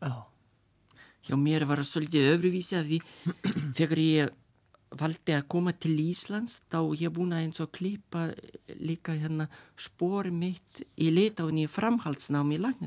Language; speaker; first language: Icelandic; non-native, learner; Lithuanian